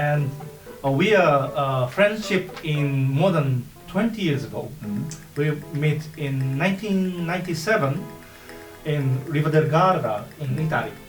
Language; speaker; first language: English; non-native, learner; Japanese